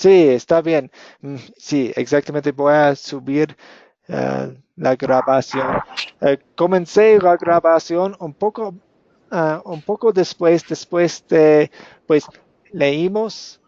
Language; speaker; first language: Spanish; non-native, fluent; English